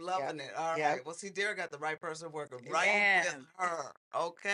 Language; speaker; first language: English; native; English